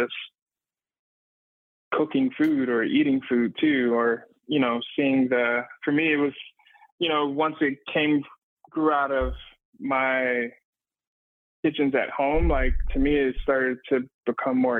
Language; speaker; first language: English; native; English